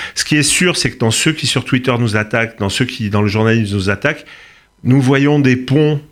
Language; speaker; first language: French; native; French